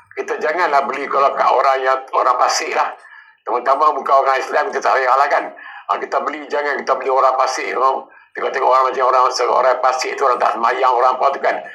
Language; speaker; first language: Malay; native; Malay